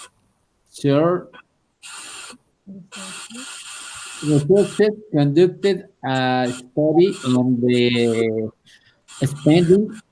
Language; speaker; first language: English; non-native, learner; Spanish